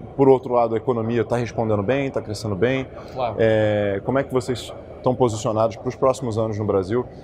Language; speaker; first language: Portuguese; native; Portuguese